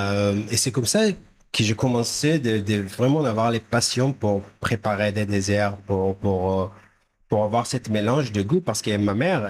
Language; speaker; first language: French; non-native, fluent; Hebrew